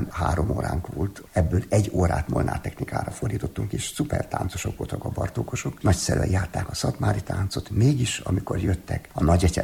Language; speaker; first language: Hungarian; native; Hungarian